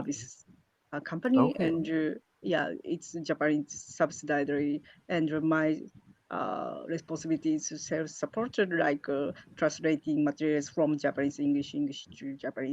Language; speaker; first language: English; non-native, learner; Japanese